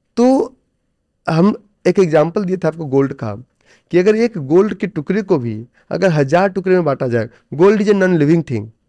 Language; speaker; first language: Hindi; native; Hindi